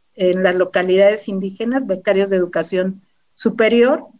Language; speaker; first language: Spanish; native; Spanish